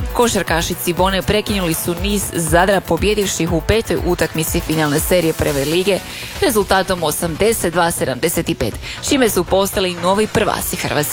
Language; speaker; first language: Croatian; native; Croatian